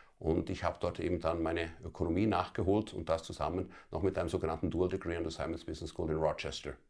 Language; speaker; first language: German; early bilingual, other home language; Italian